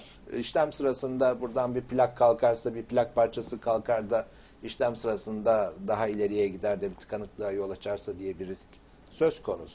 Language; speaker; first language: Turkish; native; Turkish